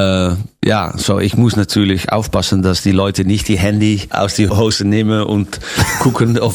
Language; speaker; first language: German; non-native, fluent; Dutch